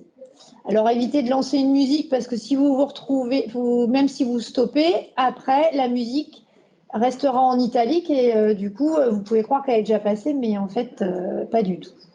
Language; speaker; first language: French; native; French